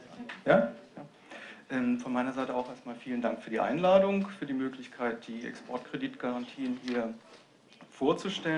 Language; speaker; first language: German; native; German